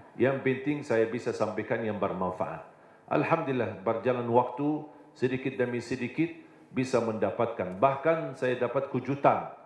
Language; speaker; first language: Indonesian; non-native, fluent; Arabic